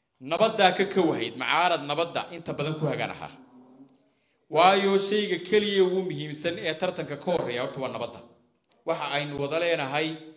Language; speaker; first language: Somali; native; Somali